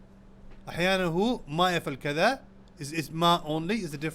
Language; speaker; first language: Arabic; non-native, fluent; Urdu